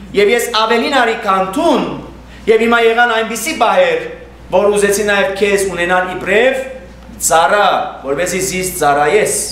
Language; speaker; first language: Armenian; early bilingual, heritage; Armenian